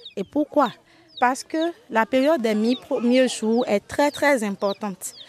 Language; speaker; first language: French; non-native, local second language; Fon